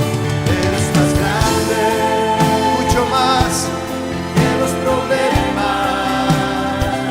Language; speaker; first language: Spanish; native; Spanish